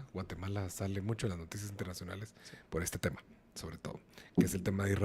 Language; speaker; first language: Spanish; native; Spanish